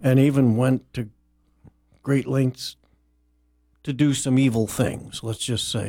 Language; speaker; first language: English; native; English